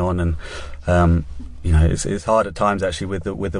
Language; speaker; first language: English; native; English